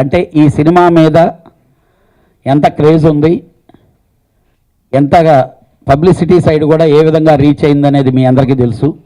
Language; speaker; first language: Telugu; native; Telugu